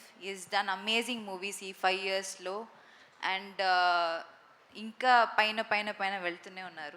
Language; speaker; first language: Telugu; non-native, fluent; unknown